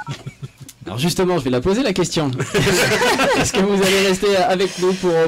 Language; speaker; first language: French; native; French